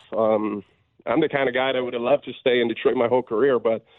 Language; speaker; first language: English; non-native, fluent; Swedish